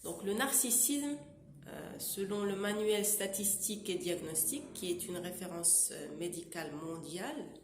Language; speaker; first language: French; non-native, local second language; Arabic